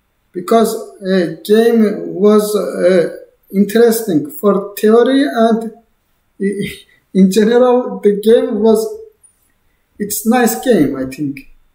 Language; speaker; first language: English; non-native, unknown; Azerbaijani